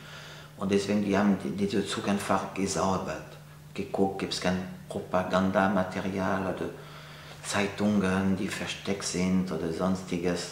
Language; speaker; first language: German; non-native, fluent; French